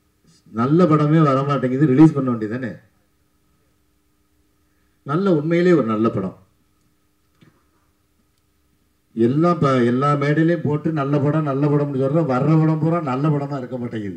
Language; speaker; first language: Tamil; native; Tamil